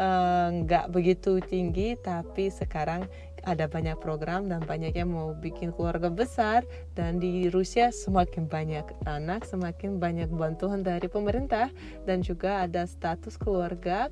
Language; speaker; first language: Indonesian; non-native, fluent; Russian